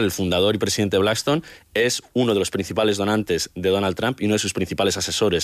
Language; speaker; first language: Spanish; native; Spanish